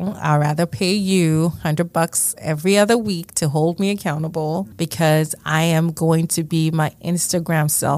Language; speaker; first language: English; early bilingual, other home language; Yoruba